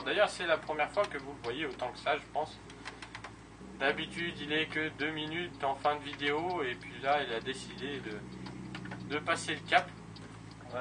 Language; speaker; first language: French; native; French